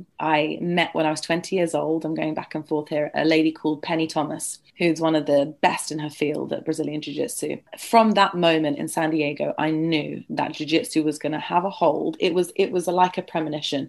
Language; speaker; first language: English; native; English